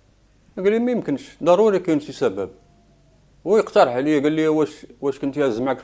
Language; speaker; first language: Arabic; native; Arabic